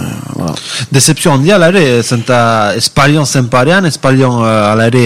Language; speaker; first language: Basque; native; Basque